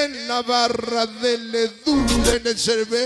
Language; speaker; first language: Spanish; native; Spanish